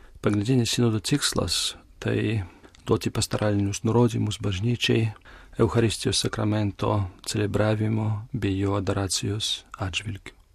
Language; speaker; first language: Lithuanian; early bilingual, heritage; Lithuanian